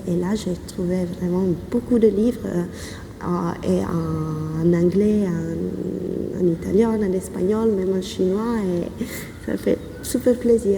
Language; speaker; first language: French; non-native, fluent; Italian